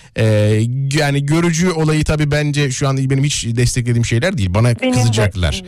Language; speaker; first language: Turkish; native; Turkish